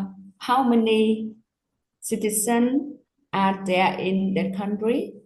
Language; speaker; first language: English; non-native, learner; Khmer